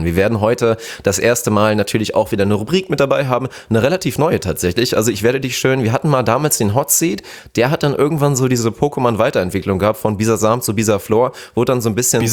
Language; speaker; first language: German; native; German